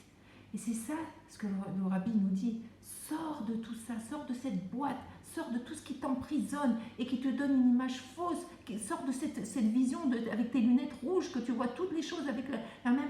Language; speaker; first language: French; native; French